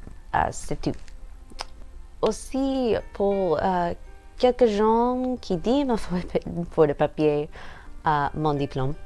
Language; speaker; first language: French; non-native, learner; English